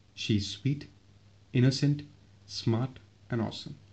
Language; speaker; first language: English; non-native, local second language; Hindi